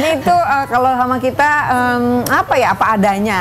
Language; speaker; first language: Indonesian; native; Indonesian